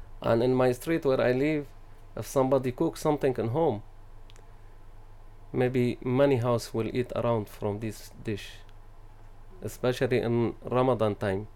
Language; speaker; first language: English; non-native, learner; Arabic